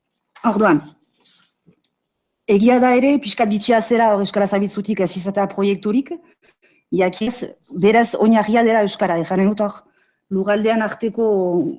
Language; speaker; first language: Basque; native; Basque